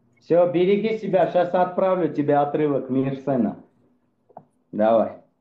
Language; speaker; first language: Russian; non-native, fluent; Armenian